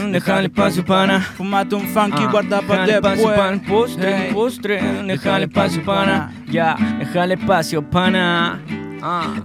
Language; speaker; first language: Spanish; native; Spanish